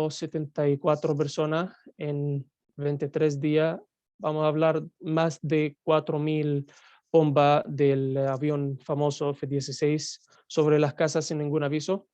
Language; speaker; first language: Spanish; non-native, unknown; Arabic